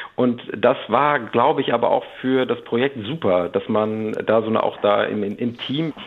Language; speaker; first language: German; native; German